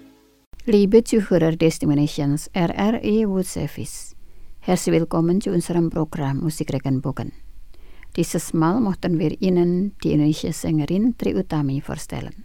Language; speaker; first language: German; non-native, fluent; Indonesian